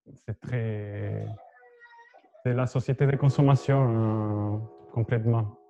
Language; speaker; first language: French; non-native, fluent; Spanish